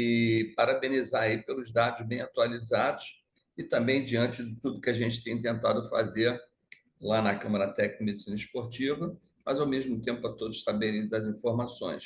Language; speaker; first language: Portuguese; native; Portuguese